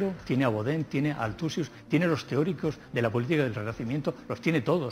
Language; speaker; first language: Spanish; native; Spanish